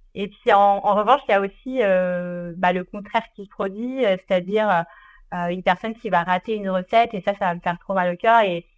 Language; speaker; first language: French; native; French